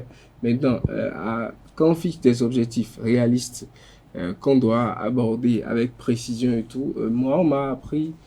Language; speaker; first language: French; non-native, local second language; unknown